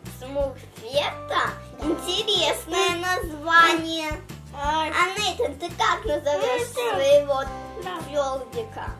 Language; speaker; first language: Russian; early bilingual, heritage; Russian